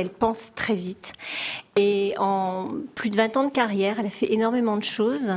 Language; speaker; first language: French; native; French